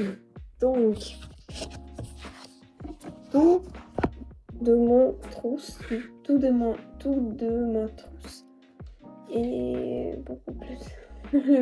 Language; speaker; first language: French; non-native, learner; Russian